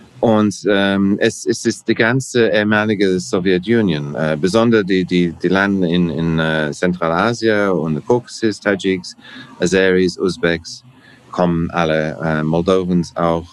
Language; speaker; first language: German; non-native, learner; English